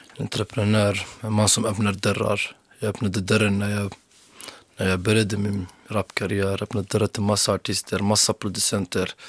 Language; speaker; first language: Swedish; early bilingual, other home language; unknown